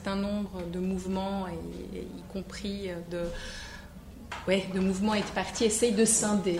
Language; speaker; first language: French; native; French